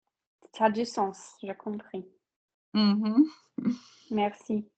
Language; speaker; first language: French; non-native, fluent; Portuguese